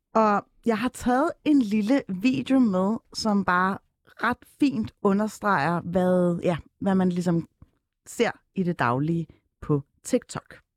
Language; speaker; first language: Danish; early bilingual, other home language; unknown